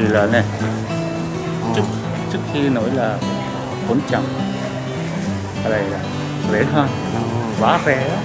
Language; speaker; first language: Vietnamese; non-native, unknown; Japanese